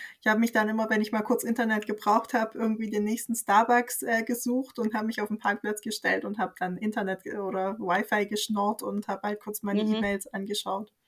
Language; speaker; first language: German; native; German